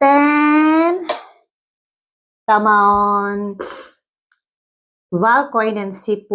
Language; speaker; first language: Finnish; non-native, learner; Cebuano